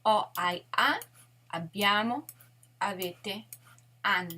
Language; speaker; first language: Italian; non-native, fluent; English